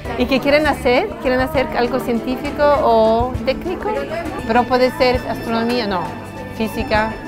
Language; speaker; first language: Spanish; non-native, fluent; Italian